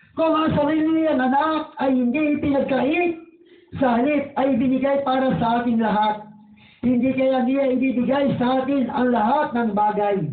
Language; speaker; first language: Filipino; non-native, local second language; Waray